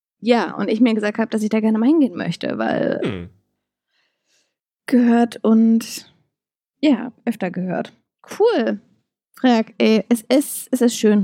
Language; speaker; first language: German; native; German